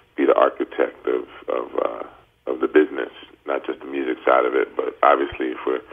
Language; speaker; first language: English; native; English